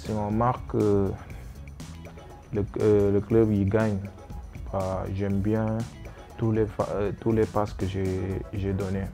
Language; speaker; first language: French; non-native, local second language; Wolof